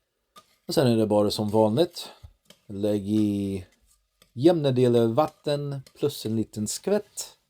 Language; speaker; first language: Swedish; non-native, learner; English